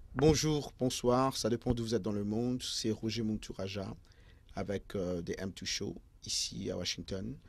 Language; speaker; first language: French; non-native, local second language; Haitian Creole